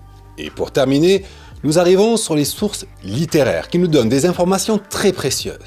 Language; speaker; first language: French; native; French